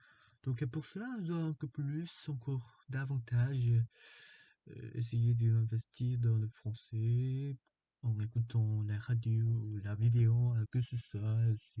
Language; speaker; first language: French; non-native, fluent; Korean